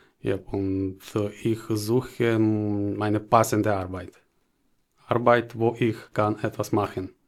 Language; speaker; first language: German; non-native, learner; Ukrainian